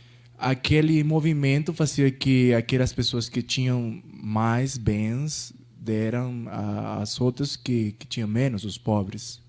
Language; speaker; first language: Portuguese; non-native, fluent; Spanish